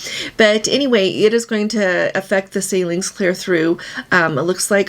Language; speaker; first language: English; native; English